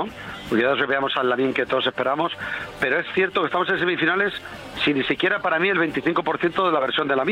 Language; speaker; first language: Spanish; native; Spanish